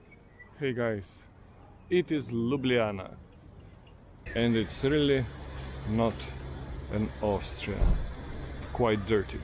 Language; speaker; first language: English; non-native, fluent; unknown